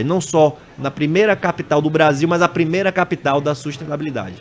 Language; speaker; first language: Portuguese; native; Portuguese